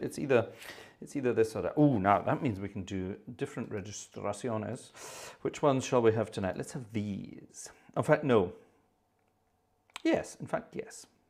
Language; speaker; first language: English; native; English